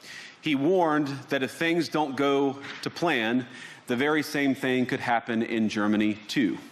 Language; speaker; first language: English; native; English